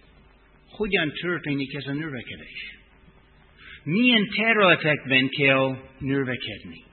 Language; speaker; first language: Hungarian; non-native, fluent; English